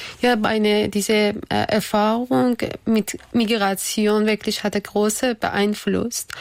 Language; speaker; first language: German; non-native, learner; Persian